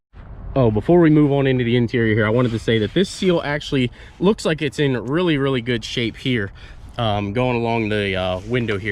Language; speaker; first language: English; native; English